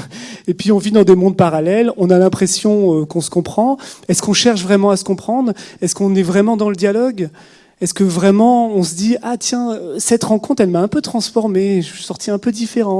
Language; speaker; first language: French; native; French